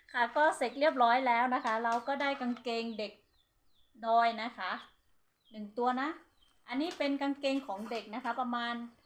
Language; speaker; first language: Thai; non-native, local second language; Hmong